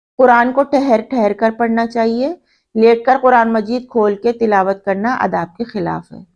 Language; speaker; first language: Urdu; native; Urdu